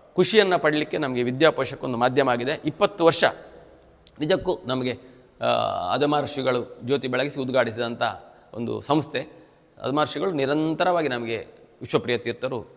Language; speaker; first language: Kannada; native; Kannada